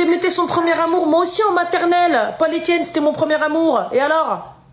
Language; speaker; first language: French; native; French